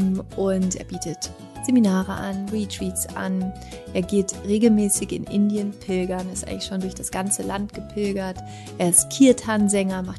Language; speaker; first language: German; native; German